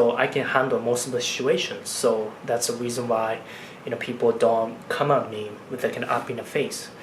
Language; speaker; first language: English; non-native, fluent; Japanese